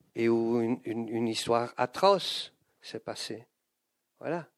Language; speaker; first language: French; non-native, fluent; Dutch